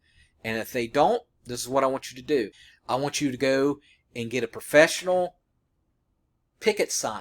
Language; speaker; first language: English; native; English